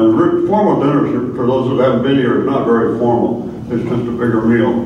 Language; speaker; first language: English; native; English